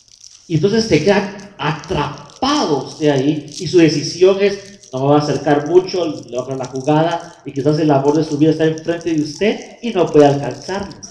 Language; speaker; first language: Spanish; native; Spanish